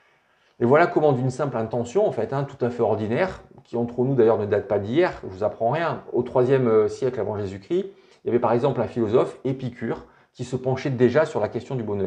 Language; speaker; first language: French; native; French